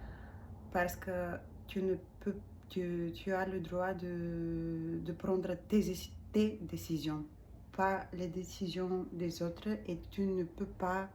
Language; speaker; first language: French; non-native, learner; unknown